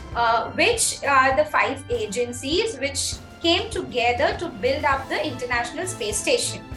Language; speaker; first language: English; non-native, local second language; Hindi